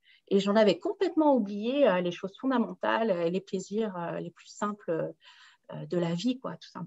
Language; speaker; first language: French; native; French